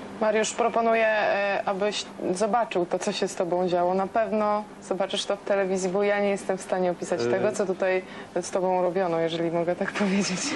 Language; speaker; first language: Polish; native; Polish